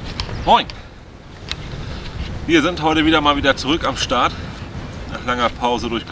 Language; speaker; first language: German; native; German